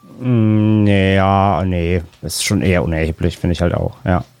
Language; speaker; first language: German; native; German